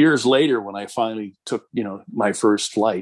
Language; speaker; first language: English; native; English